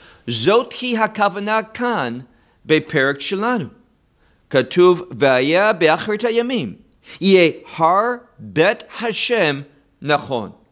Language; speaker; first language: Hebrew; non-native, fluent; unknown